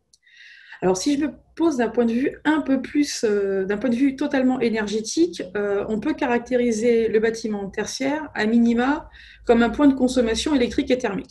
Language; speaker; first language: French; native; French